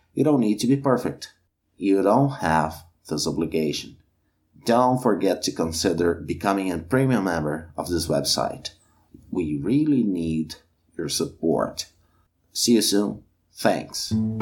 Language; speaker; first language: English; non-native, fluent; Portuguese